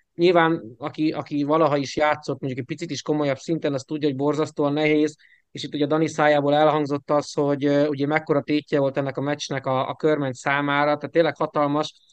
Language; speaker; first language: Hungarian; native; Hungarian